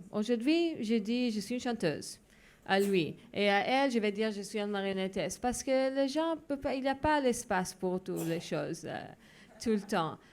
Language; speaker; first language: French; non-native, fluent; Hebrew